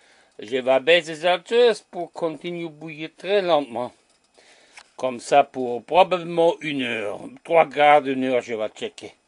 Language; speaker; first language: French; non-native, learner; German